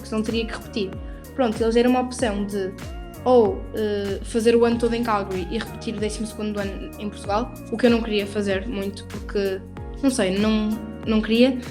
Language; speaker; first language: Portuguese; native; Portuguese